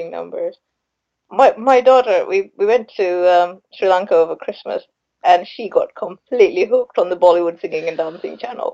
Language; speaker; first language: English; non-native, local second language; Sinhala